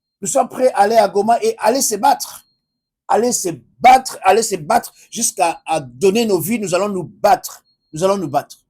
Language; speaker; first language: French; non-native, local second language; Lingala